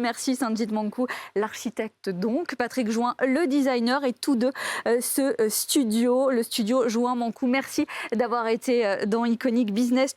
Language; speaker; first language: French; native; French